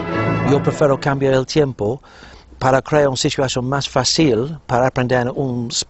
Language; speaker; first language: Spanish; non-native, fluent; English